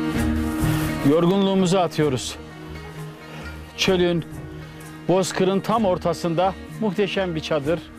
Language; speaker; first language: Turkish; native; Turkish